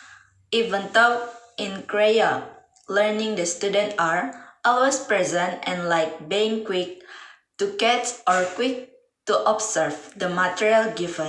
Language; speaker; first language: English; non-native, learner; Indonesian